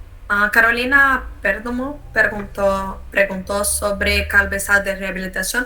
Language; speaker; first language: Spanish; non-native, learner; Portuguese